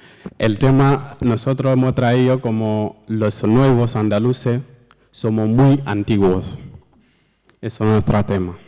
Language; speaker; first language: Spanish; non-native, learner; Fula